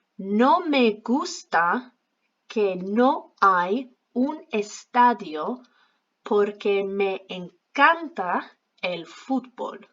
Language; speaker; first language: Spanish; non-native, fluent; English